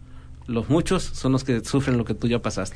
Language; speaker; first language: Spanish; native; Spanish